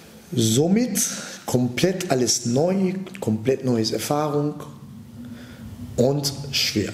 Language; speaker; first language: German; early bilingual, other home language; Turkish